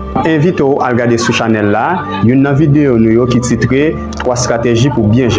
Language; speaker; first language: French; non-native, local second language; Haitian Creole